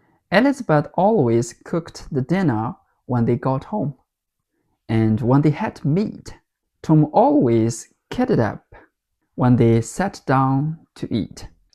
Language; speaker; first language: English; non-native, fluent; Burmese